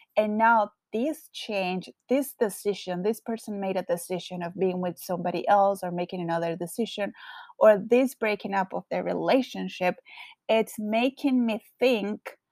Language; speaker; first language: English; non-native, fluent; Spanish